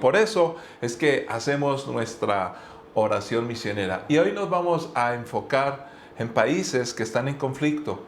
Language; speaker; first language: Spanish; native; Spanish